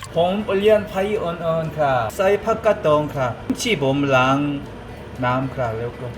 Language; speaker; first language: Thai; non-native, learner; Korean